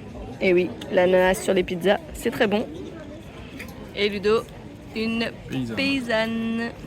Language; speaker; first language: French; native; French